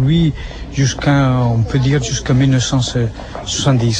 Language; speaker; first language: French; non-native, fluent; Italian